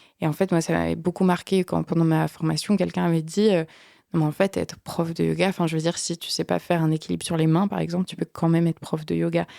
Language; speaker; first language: French; native; French